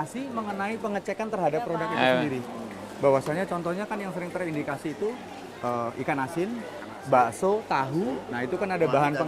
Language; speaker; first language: Indonesian; native; Indonesian